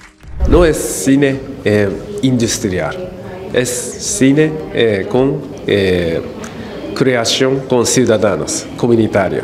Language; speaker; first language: Spanish; non-native, learner; Japanese